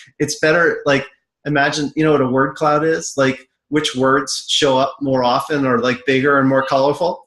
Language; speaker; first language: English; native; English